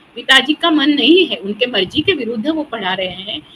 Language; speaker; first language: Hindi; non-native, local second language; Marathi